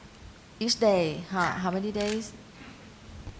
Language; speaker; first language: English; non-native, fluent; Thai